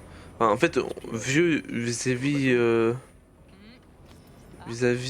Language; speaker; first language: French; native; French